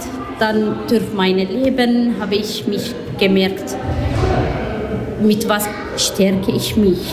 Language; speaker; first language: German; non-native, learner; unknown